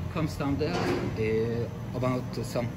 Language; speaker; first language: English; non-native, learner; Turkish